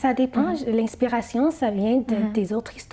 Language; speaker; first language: French; non-native, fluent; Arabic